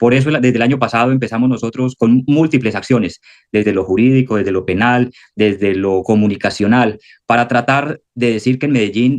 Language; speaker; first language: Spanish; native; Spanish